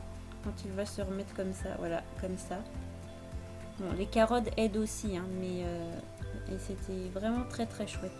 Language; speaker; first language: French; native; French